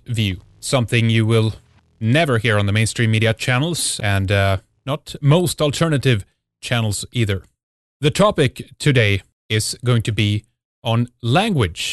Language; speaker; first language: English; non-native, fluent; Swedish